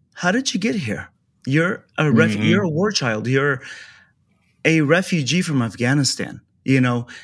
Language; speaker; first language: English; early bilingual, other home language; Persian